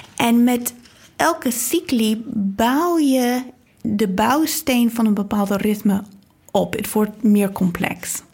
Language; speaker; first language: Dutch; non-native, fluent; English